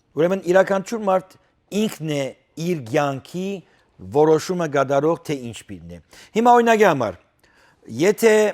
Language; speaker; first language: Armenian; early bilingual, heritage; Armenian